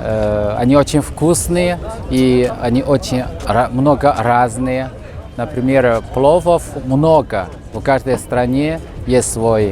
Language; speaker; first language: Russian; non-native, fluent; Chinese